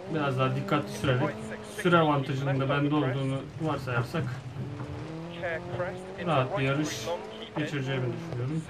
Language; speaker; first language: Turkish; native; Turkish